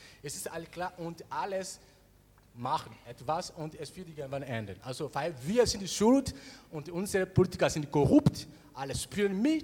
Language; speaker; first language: German; non-native, learner; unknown